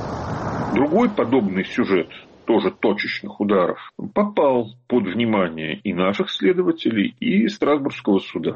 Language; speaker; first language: Russian; native; Russian